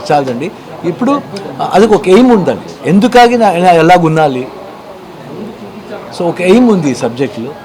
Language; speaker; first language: Telugu; non-native, learner; Kannada